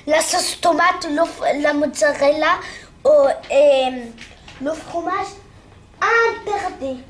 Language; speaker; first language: French; non-native, learner; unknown